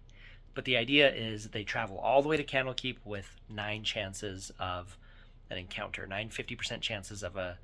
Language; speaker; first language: English; native; English